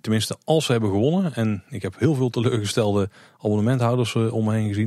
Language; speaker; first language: Dutch; native; Dutch